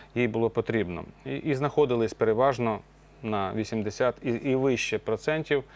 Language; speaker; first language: Ukrainian; native; Ukrainian